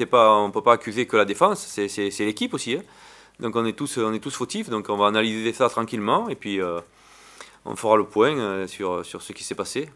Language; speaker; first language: French; native; French